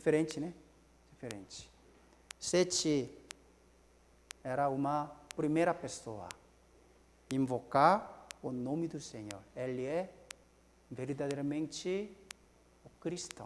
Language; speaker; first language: Portuguese; non-native, learner; Korean